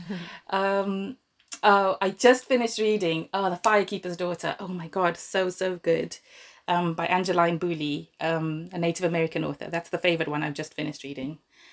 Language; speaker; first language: English; native; English